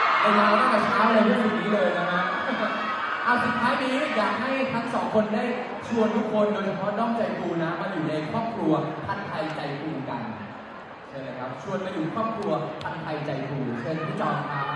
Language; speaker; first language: Thai; native; Thai